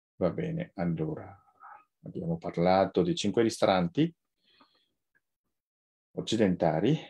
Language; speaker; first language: Italian; non-native, fluent; Japanese